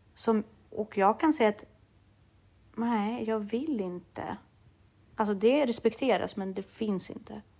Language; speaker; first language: Swedish; early bilingual, other home language; Russian